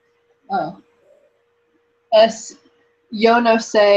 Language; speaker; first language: Spanish; non-native, learner; English